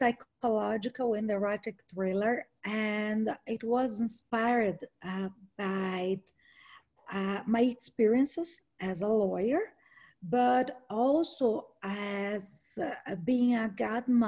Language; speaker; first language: English; non-native, fluent; Portuguese